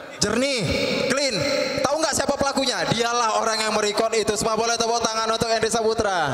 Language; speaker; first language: Indonesian; native; Indonesian